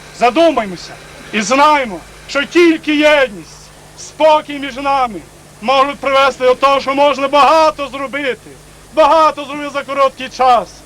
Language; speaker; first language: Ukrainian; native; Ukrainian